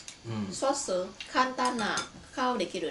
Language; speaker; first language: Japanese; non-native, local second language; Vietnamese